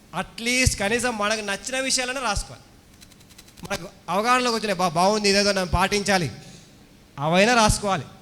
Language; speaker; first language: Telugu; native; Telugu